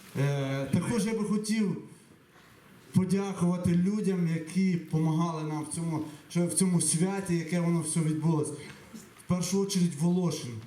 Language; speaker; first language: Ukrainian; native; Ukrainian